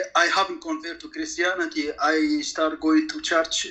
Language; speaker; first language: English; non-native, fluent; Kurdish